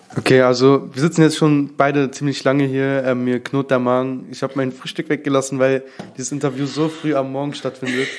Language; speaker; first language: German; early bilingual, other home language; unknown